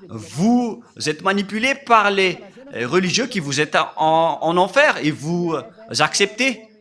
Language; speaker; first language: French; non-native, local second language; Malagasy